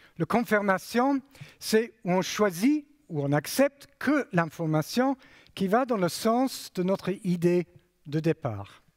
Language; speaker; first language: French; non-native, fluent; English